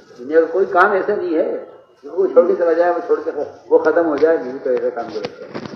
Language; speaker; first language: Urdu; native; Urdu